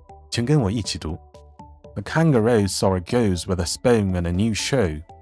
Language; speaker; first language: English; non-native, fluent; Chinese